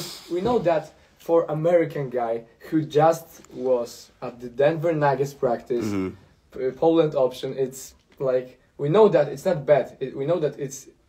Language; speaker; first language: English; non-native, fluent; Polish